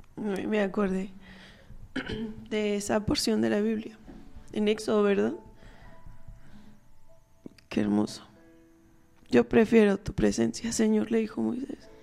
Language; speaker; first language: Spanish; native; Spanish